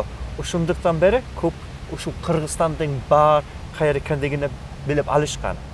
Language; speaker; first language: Kyrgyz; non-native, fluent; English